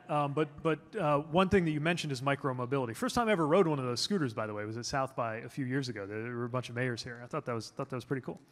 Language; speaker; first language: English; native; English